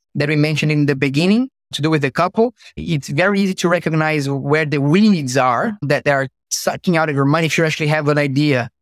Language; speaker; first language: English; non-native, fluent; Portuguese